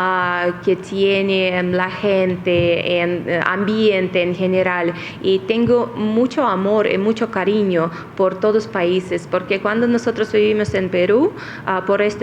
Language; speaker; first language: Spanish; non-native, fluent; Russian